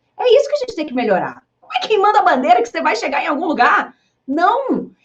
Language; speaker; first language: Portuguese; early bilingual, heritage; Portuguese